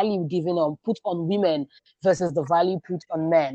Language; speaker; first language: English; non-native, local second language; Igbo